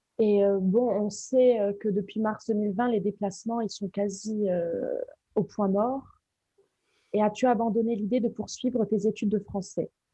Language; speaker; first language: French; native; French